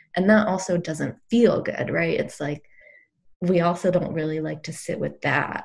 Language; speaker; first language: English; native; English